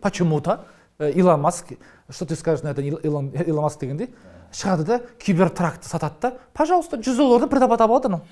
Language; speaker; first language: Russian; non-native, local second language; Kazakh